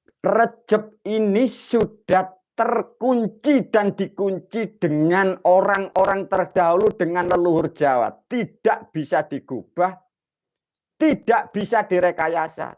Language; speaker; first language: Indonesian; non-native, local second language; Javanese